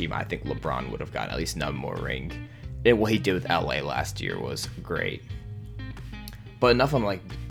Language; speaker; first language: English; native; English